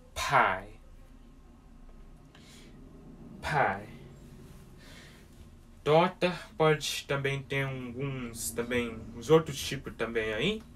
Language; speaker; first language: Portuguese; early bilingual, heritage; Portuguese